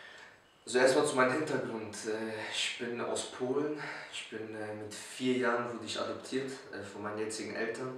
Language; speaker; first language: German; early bilingual, other home language; Polish